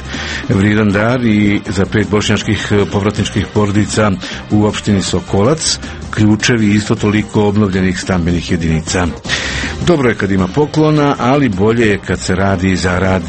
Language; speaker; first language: Croatian; native; Croatian